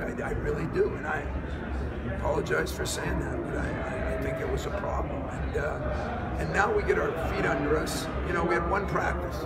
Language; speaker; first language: English; native; English